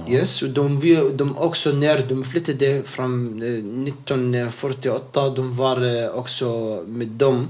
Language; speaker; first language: Swedish; non-native, local second language; Arabic